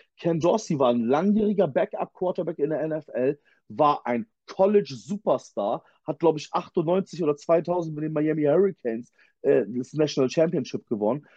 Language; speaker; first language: German; native; German